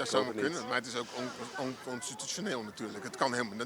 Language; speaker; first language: Dutch; native; Dutch